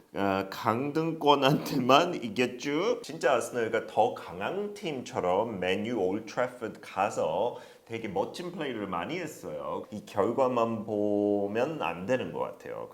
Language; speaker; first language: Korean; non-native, fluent; English